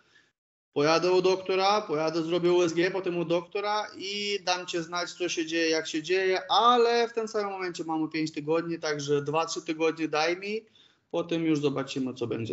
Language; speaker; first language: Polish; non-native, fluent; Romanian